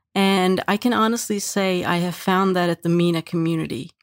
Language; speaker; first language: English; non-native, fluent; Turkish